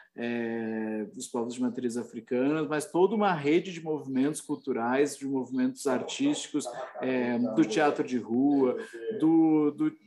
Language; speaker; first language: Portuguese; native; Portuguese